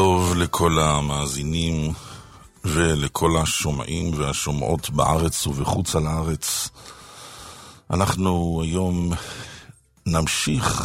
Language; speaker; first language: Hebrew; native; Hebrew